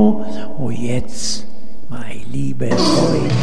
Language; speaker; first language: German; non-native, learner; Italian